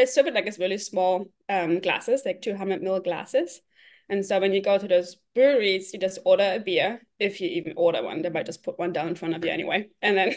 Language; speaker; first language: English; non-native, fluent; German